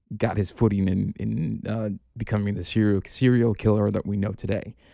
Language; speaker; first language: English; native; English